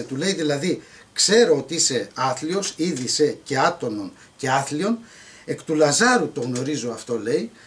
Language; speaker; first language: Greek; native; Greek